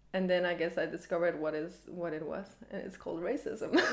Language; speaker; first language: English; early bilingual, other home language; Danish